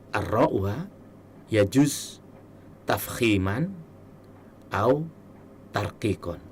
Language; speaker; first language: Arabic; non-native, fluent; Indonesian